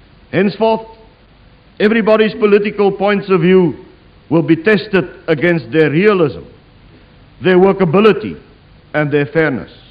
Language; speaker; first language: English; non-native, local second language; Afrikaans